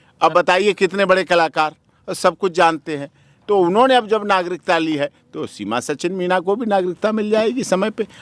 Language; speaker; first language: Hindi; native; Hindi